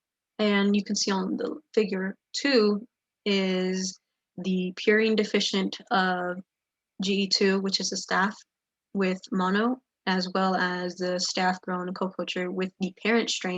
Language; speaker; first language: English; native; English